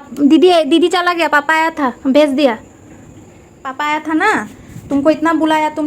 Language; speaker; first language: Hindi; non-native, local second language; Bangla